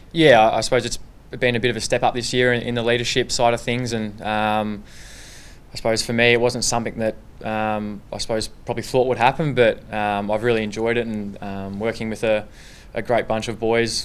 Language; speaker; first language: English; native; English